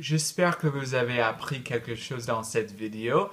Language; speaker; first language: French; non-native, fluent; English